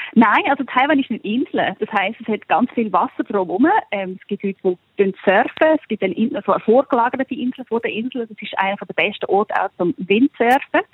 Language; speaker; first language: German; native; German